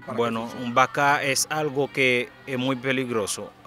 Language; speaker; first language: Spanish; non-native, fluent; Haitian Creole